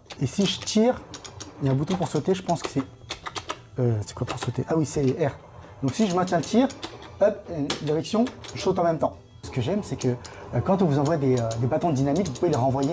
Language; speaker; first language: French; native; French